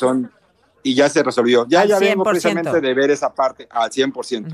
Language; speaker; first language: Spanish; native; Spanish